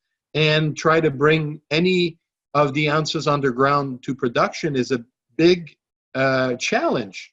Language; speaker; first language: English; non-native, local second language; French